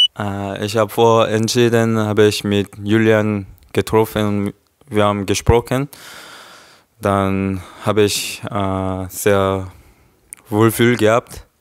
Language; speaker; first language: German; non-native, learner; Korean